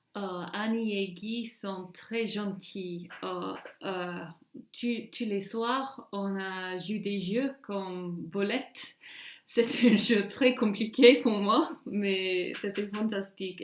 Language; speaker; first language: French; non-native, learner; English